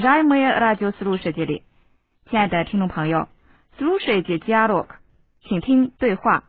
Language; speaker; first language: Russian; non-native, fluent; Chinese